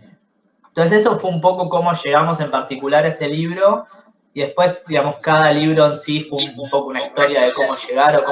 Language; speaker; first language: Spanish; native; Spanish